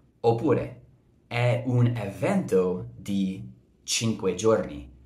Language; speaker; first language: Italian; non-native, fluent; English